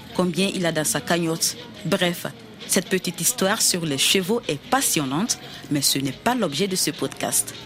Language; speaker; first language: French; non-native, local second language; Dyula